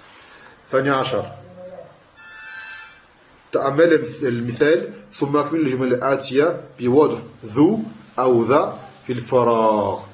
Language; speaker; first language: Arabic; non-native, fluent; French